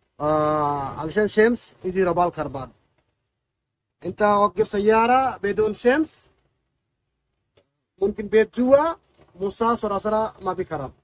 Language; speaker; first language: Arabic; non-native, learner; Bangla